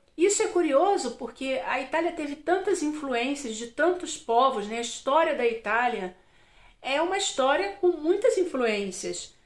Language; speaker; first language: Portuguese; native; Portuguese